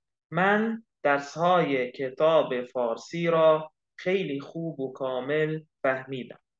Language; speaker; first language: Persian; non-native, fluent; Arabic